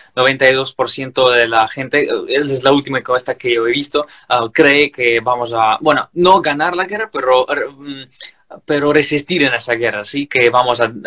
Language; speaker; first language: Spanish; non-native, fluent; Ukrainian